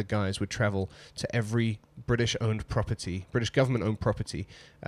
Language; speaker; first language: English; native; English